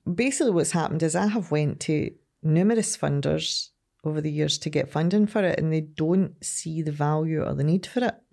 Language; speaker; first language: English; native; English